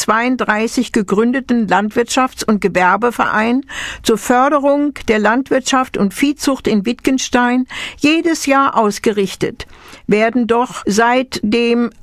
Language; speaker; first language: German; native; German